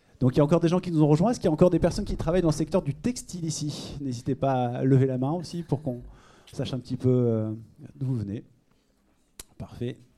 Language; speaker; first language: French; native; French